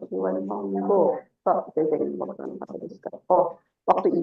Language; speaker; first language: Japanese; non-native, learner; Indonesian